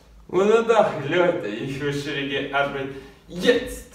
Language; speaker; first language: German; non-native, learner; Russian